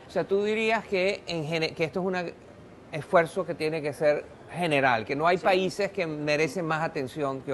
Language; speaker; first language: Spanish; native; Spanish